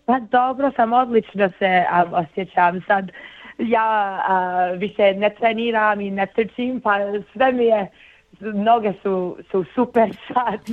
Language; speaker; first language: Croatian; early bilingual, heritage; Bosnian